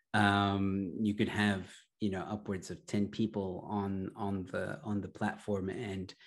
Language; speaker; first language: English; early bilingual, other home language; Arabic